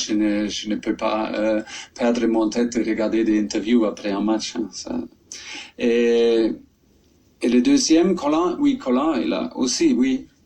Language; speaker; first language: French; non-native, learner; German